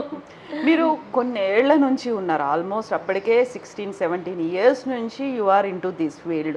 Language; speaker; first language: Telugu; native; Telugu